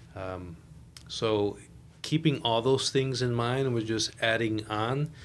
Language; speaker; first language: English; native; English